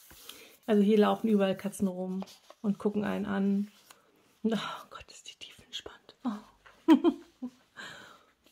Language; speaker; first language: German; native; German